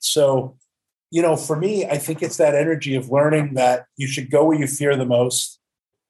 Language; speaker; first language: English; native; English